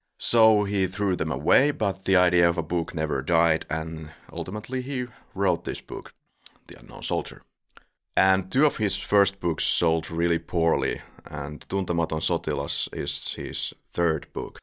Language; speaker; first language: English; non-native, fluent; Finnish